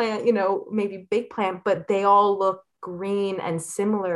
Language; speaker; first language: English; native; English